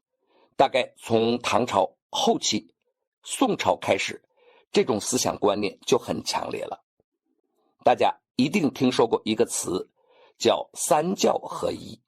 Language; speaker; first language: Chinese; native; Chinese